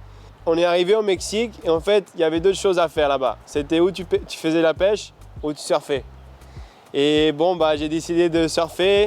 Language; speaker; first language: French; early bilingual, heritage; French